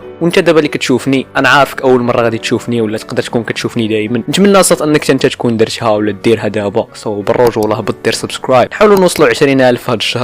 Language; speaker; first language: Arabic; native; Arabic